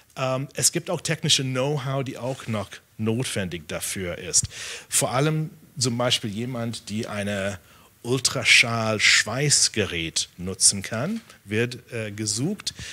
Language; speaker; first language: German; non-native, fluent; English